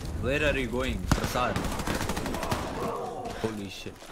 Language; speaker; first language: English; non-native, learner; French